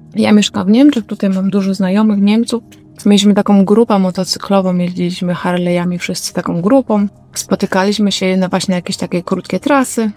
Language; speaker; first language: Polish; native; Polish